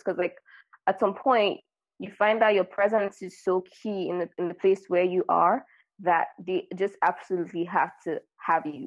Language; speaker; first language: English; non-native, local second language; Yoruba